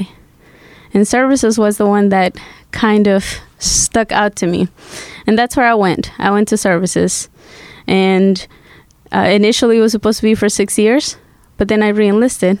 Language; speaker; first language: English; non-native, fluent; Spanish